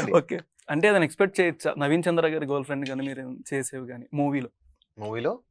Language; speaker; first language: Telugu; native; Telugu